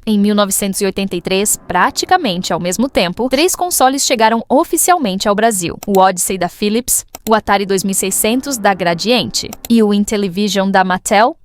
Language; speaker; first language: Portuguese; native; Portuguese